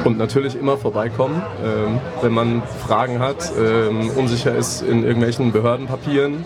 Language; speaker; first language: German; native; German